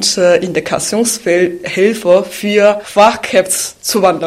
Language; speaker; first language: German; non-native, fluent; Chinese